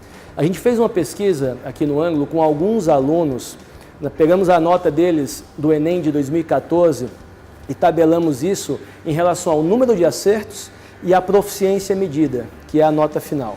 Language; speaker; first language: Portuguese; native; Portuguese